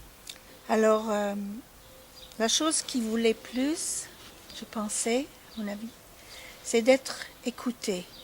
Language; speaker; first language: French; non-native, fluent; English